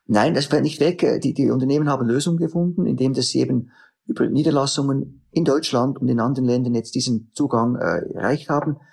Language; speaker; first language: German; native; German